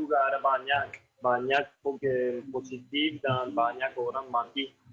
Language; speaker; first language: Indonesian; non-native, learner; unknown